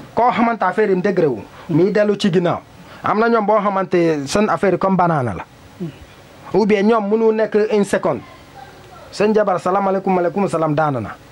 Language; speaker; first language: Wolof; non-native, learner; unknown